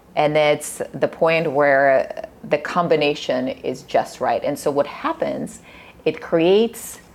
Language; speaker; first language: English; early bilingual, other home language; Russian